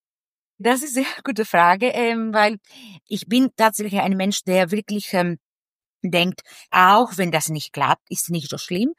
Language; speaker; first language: German; non-native, fluent; Greek